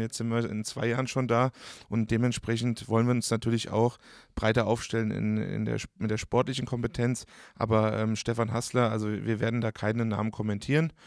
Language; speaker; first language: German; native; German